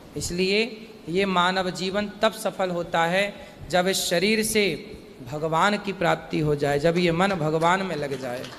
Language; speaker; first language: Hindi; native; Hindi